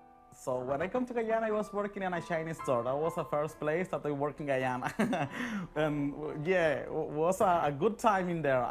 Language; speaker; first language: English; non-native, learner; Spanish